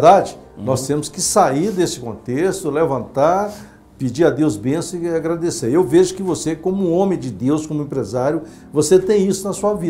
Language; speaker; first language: Portuguese; native; Portuguese